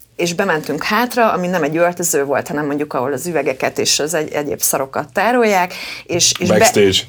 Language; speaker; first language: Hungarian; native; Hungarian